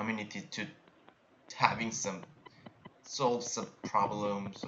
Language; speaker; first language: English; non-native, learner; Korean